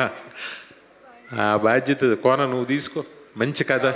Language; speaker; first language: Telugu; native; Telugu